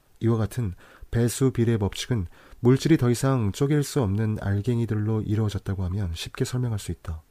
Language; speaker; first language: Korean; native; Korean